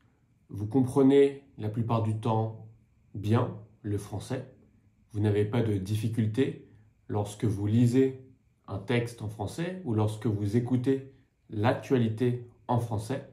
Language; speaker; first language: French; native; French